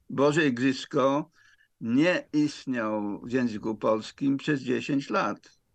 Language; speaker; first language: Polish; non-native, fluent; English